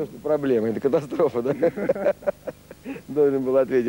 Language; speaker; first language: Russian; native; Russian